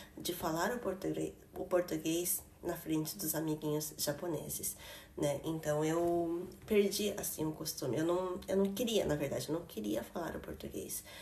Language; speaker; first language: Portuguese; early bilingual, heritage; Portuguese